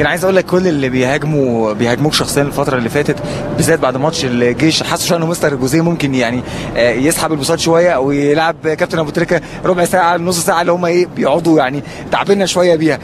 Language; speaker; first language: Arabic; native; Arabic